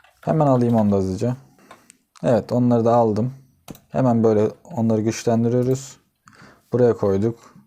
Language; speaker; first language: Turkish; native; Turkish